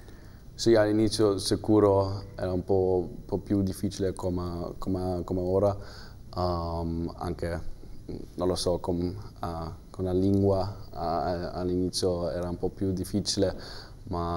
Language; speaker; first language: Italian; non-native, learner; German